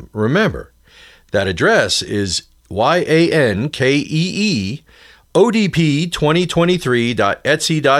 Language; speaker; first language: English; native; English